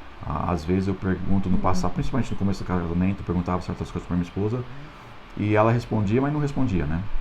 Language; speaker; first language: Portuguese; non-native, fluent; English